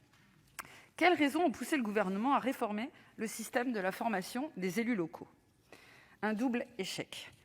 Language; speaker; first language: French; native; French